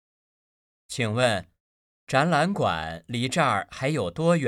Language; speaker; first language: Chinese; native; Chinese